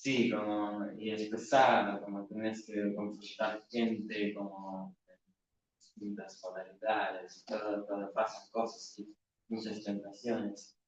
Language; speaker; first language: Spanish; non-native, learner; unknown